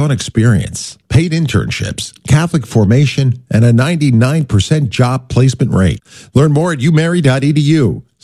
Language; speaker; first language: English; native; English